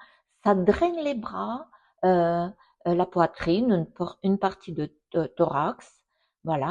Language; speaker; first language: French; non-native, fluent; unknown